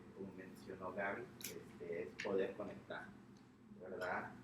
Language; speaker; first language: Spanish; early bilingual, heritage; Spanish